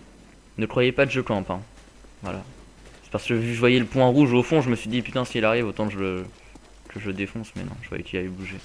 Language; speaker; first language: French; native; French